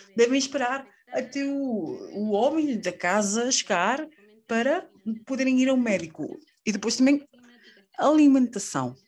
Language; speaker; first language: Portuguese; non-native, fluent; Spanish